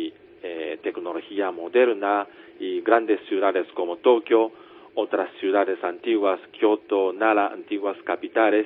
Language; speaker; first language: Spanish; non-native, fluent; Japanese